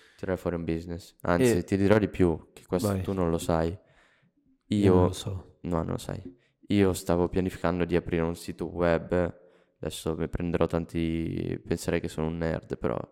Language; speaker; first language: Italian; native; Italian